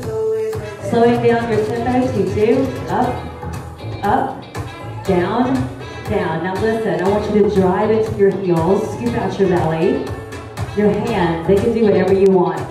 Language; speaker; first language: English; native; English